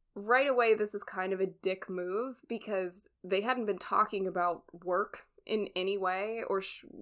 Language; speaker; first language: English; native; English